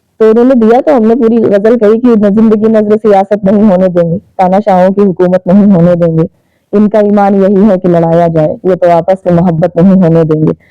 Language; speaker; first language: Urdu; native; Urdu